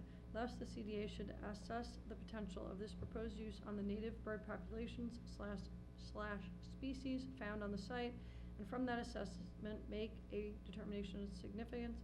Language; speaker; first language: English; native; English